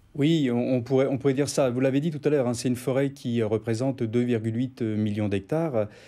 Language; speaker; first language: French; native; French